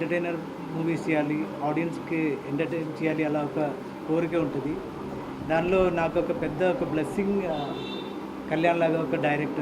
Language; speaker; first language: Telugu; non-native, learner; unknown